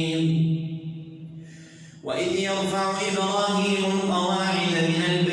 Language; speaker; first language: Arabic; native; Arabic